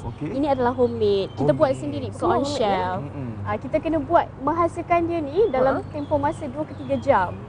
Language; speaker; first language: Malay; native; Malay